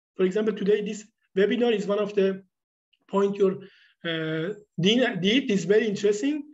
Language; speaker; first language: English; non-native, fluent; Persian